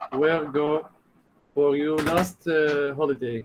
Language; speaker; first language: English; non-native, learner; Arabic